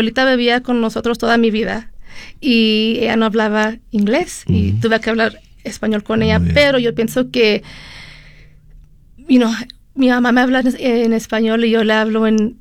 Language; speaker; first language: Spanish; early bilingual, heritage; Spanish